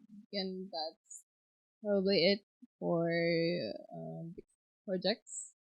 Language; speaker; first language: English; non-native, fluent; Indonesian